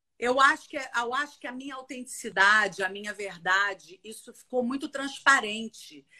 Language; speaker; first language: Portuguese; native; Portuguese